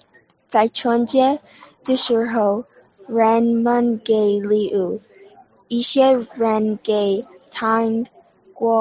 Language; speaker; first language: Chinese; non-native, learner; English